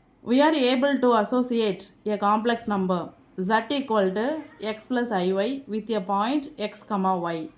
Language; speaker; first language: English; non-native, local second language; Tamil